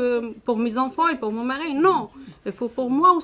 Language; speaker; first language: French; non-native, learner; Arabic